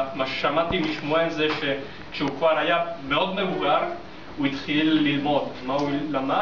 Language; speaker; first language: Hebrew; non-native, fluent; English